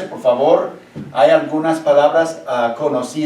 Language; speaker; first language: Spanish; non-native, fluent; English